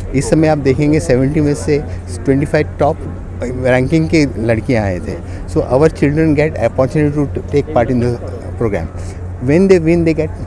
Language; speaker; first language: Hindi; non-native, local second language; Marathi